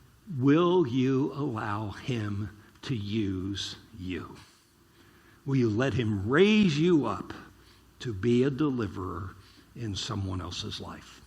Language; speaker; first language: English; native; English